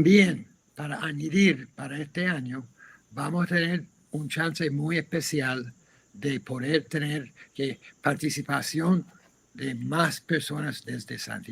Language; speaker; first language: Spanish; non-native, fluent; English